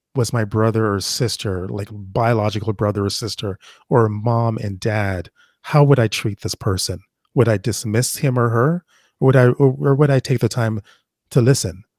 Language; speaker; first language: English; native; English